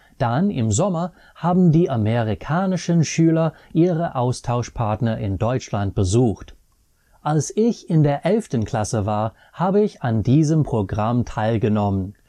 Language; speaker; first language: German; non-native, fluent; English